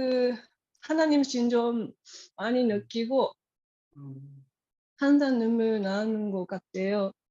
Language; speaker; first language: Korean; non-native, learner; Japanese